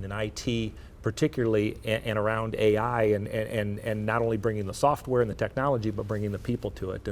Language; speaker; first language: English; native; English